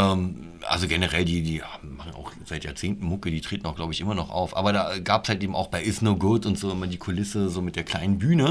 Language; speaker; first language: German; native; German